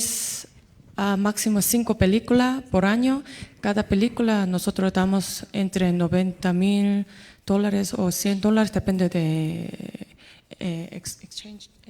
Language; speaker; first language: Spanish; non-native, learner; Korean